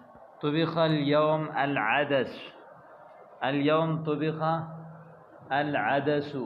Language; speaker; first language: Arabic; non-native, fluent; Urdu